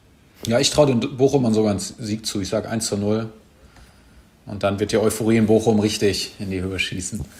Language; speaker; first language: German; native; German